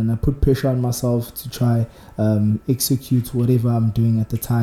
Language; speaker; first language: English; non-native, local second language; Zulu